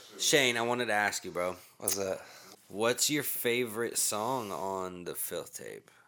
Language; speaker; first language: English; native; English